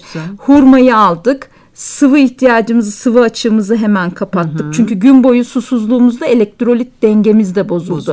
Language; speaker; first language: Turkish; native; Turkish